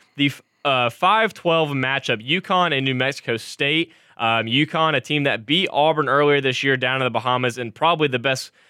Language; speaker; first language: English; native; English